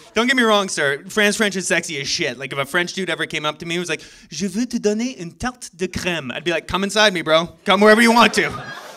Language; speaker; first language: English; native; English